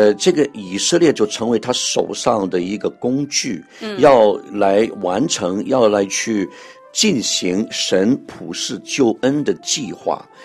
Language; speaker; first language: Chinese; non-native, local second language; Cantonese